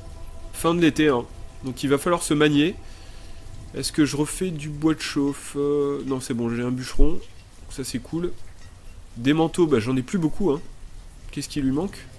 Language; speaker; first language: French; native; French